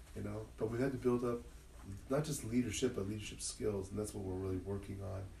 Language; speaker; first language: English; early bilingual, other home language; Spanish